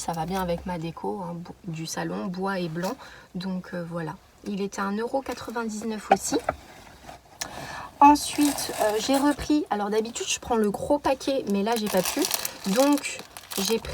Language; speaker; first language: French; native; French